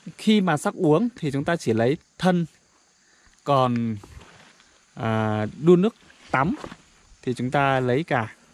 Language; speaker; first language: Vietnamese; non-native, local second language; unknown